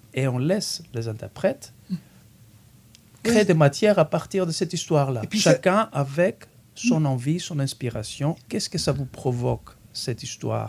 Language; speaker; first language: French; non-native, fluent; Greek